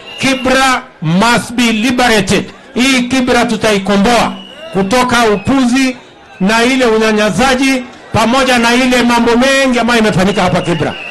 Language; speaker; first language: Swahili; non-native, local second language; Kalenjin